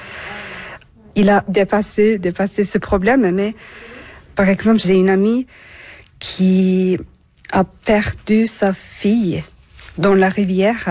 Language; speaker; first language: French; non-native, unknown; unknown